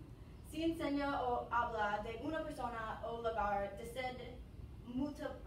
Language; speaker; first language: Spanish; non-native, learner; English